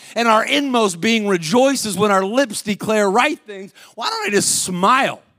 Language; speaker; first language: English; native; English